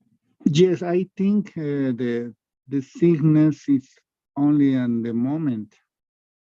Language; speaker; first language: English; non-native, learner; Spanish